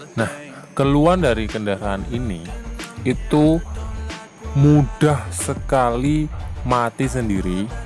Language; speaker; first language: Indonesian; non-native, local second language; Javanese